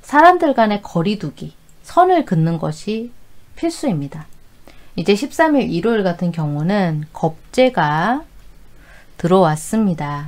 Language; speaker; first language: Korean; native; Korean